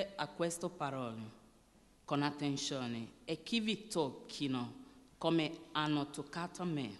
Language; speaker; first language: Italian; non-native, learner; Yoruba